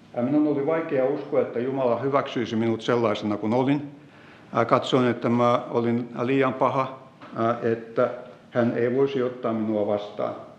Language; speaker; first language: Finnish; native; Finnish